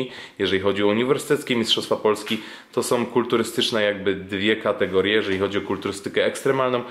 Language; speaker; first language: Polish; native; Polish